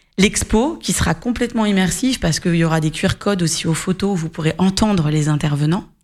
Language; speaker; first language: French; native; French